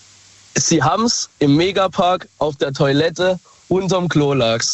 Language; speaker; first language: German; native; German